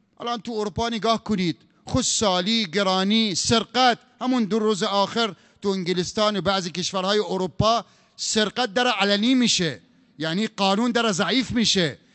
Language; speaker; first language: Persian; non-native, fluent; Arabic